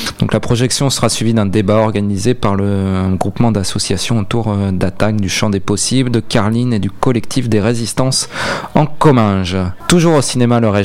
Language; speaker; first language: French; native; French